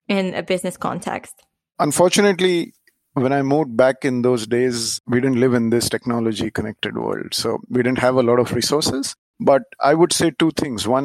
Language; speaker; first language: English; non-native, local second language; Marathi